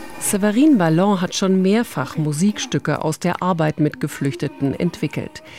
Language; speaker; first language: German; native; German